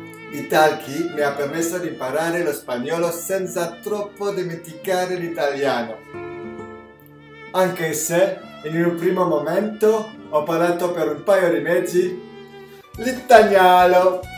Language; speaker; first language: Italian; non-native, fluent; French